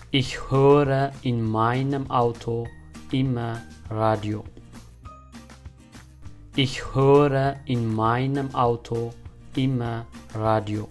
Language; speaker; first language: German; non-native, fluent; Amharic